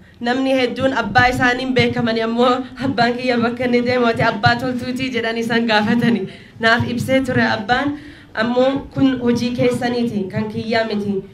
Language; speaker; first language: Oromo; early bilingual, heritage; Oromo